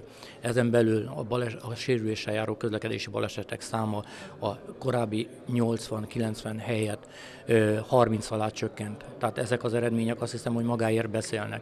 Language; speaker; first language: Hungarian; native; Hungarian